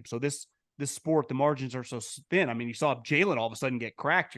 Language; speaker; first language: English; native; English